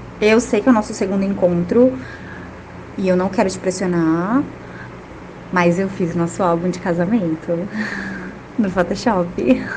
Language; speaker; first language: Portuguese; non-native, fluent; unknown